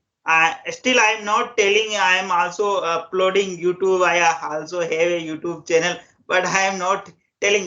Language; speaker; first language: English; non-native, local second language; Hindi